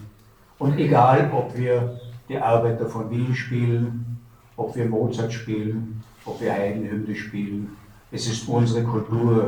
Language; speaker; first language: German; native; German